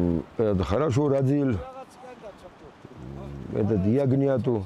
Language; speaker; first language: Russian; non-native, local second language; Georgian